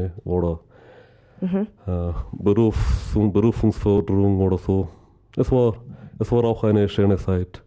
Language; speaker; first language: German; non-native, learner; Malayalam